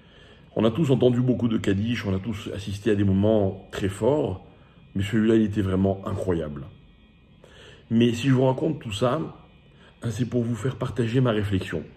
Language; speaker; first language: French; native; French